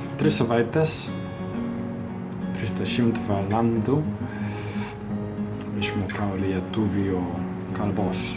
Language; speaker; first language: Lithuanian; non-native, learner; English